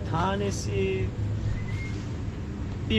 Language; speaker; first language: Turkish; non-native, fluent; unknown